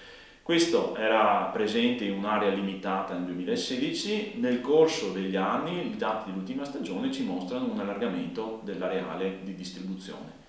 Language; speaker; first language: Italian; native; Italian